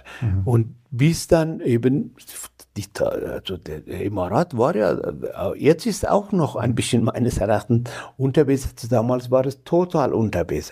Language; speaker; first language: German; non-native, fluent; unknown